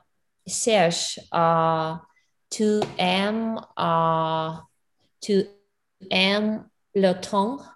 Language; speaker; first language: French; non-native, learner; English